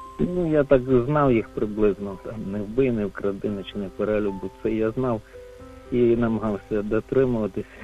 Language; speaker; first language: Ukrainian; native; Ukrainian